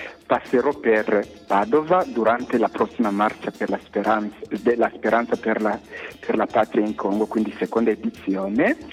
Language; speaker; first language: Italian; non-native, fluent; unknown